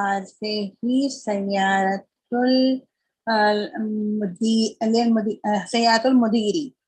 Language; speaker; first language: Arabic; non-native, learner; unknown